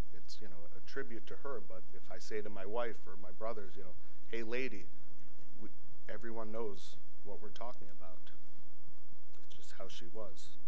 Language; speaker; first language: English; native; English